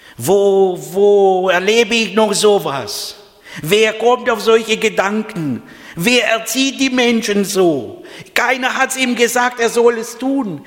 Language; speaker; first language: German; non-native, fluent; Russian